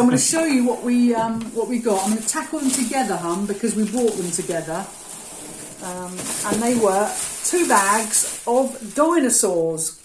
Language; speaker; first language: English; native; English